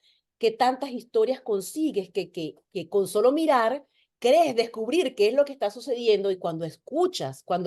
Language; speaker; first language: Spanish; native; Spanish